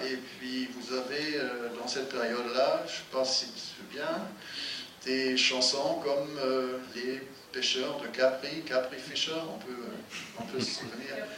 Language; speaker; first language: French; non-native, fluent; German